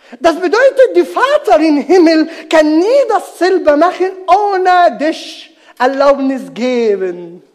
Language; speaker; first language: German; non-native, learner; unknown